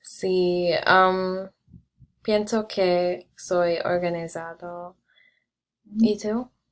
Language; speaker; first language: Spanish; non-native, learner; English